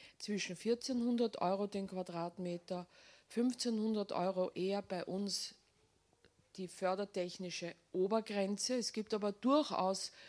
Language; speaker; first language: German; native; German